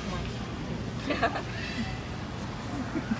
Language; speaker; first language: Russian; early bilingual, heritage; Russian